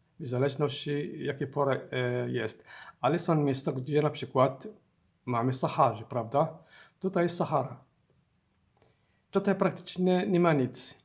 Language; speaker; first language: Polish; non-native, learner; Somali